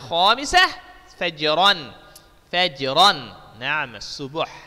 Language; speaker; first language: Arabic; non-native, fluent; Indonesian